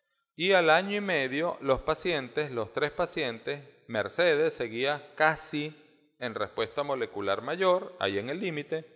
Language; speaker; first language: Spanish; native; Spanish